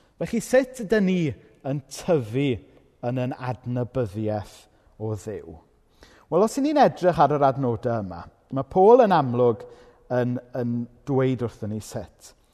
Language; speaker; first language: Welsh; native; Welsh